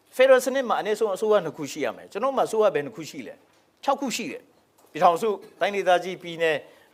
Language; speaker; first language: Burmese; non-native, local second language; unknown